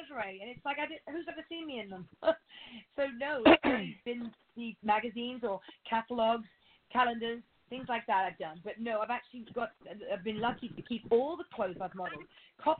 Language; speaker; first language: English; native; English